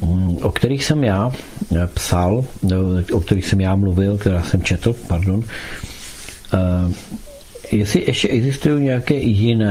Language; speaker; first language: Czech; native; Czech